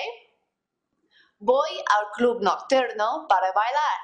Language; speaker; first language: Spanish; non-native, fluent; English